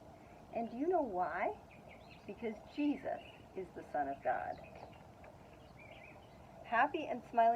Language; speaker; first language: English; native; English